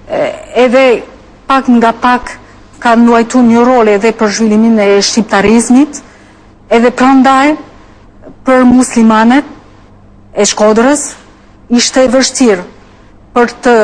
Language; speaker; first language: Albanian; non-native, fluent; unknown